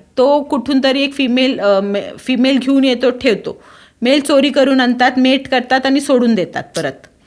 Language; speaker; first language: Marathi; non-native, local second language; Tulu